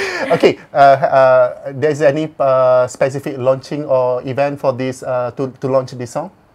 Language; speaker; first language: English; non-native, local second language; Malay